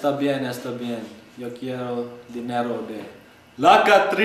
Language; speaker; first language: Spanish; non-native, learner; English